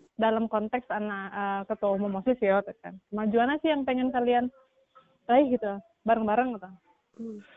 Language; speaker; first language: Indonesian; non-native, local second language; Minangkabau